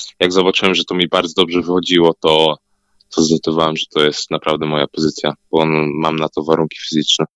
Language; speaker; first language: Polish; early bilingual, heritage; Polish